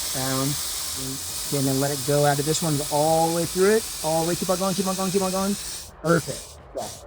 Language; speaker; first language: English; native; English